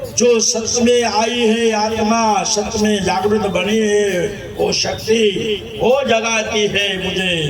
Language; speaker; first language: Hindi; non-native, local second language; Gujarati